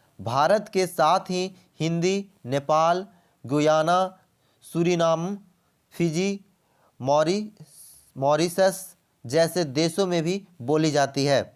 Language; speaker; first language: Hindi; native; Hindi